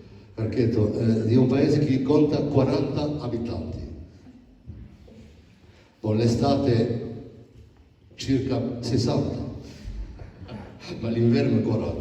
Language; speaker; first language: Italian; non-native, learner; French